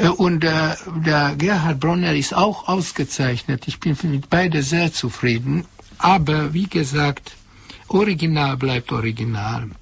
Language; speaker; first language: German; non-native, fluent; Hungarian